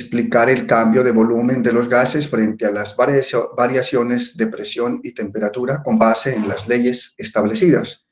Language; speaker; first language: Spanish; native; Spanish